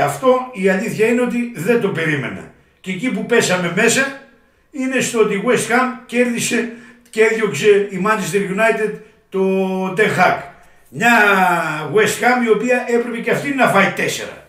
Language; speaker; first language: Greek; native; Greek